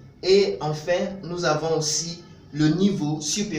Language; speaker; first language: French; non-native, fluent; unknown